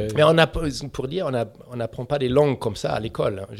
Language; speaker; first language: French; non-native, fluent; German